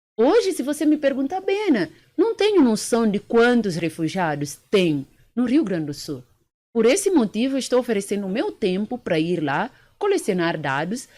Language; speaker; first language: Portuguese; early bilingual, other home language; Upper Guinea Crioulo